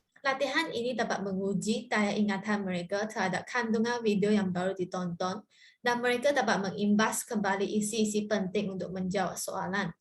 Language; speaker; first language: Malay; non-native, local second language; Chinese